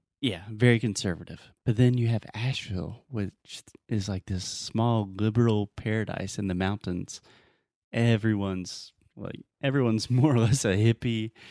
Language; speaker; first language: English; native; English